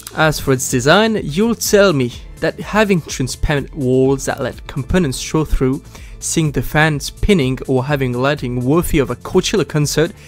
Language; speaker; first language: English; non-native, fluent; French